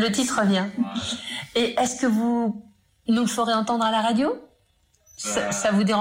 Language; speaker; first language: French; native; French